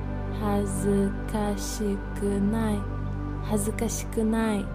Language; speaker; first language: Japanese; non-native, fluent; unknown